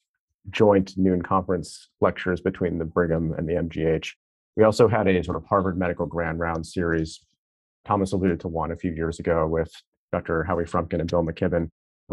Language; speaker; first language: English; native; English